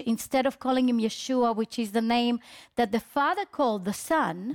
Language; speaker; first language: English; early bilingual, other home language; Spanish